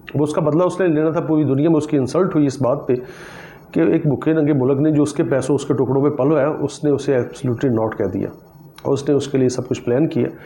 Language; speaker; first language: Urdu; non-native, local second language; Punjabi